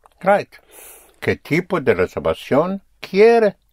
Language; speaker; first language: Spanish; non-native, fluent; English